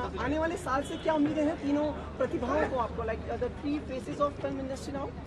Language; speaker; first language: Hindi; native; Hindi